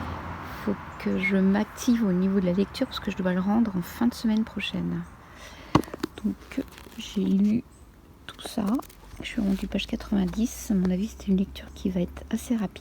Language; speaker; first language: French; native; French